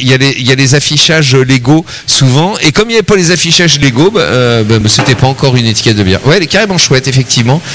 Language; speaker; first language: French; native; French